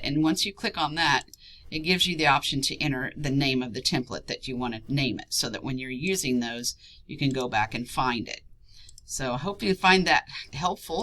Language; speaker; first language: English; native; English